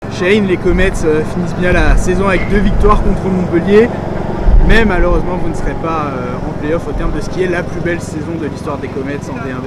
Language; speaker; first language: French; native; French